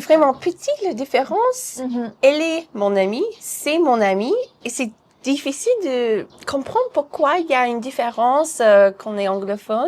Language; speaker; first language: French; non-native, fluent; English